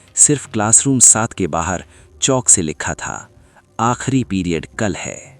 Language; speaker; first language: Hindi; native; Hindi